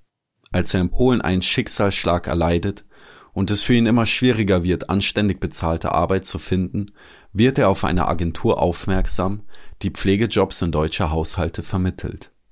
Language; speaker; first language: German; native; German